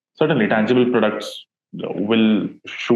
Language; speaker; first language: English; non-native, local second language; Hindi